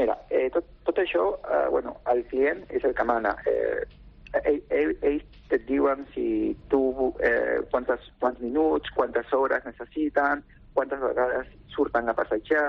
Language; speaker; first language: Catalan; non-native, local second language; Spanish